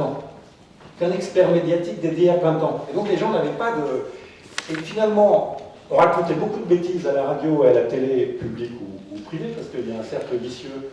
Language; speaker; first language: French; native; French